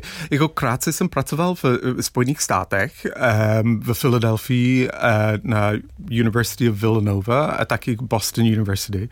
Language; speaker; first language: Czech; non-native, fluent; English